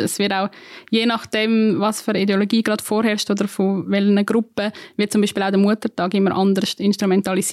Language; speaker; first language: German; native; German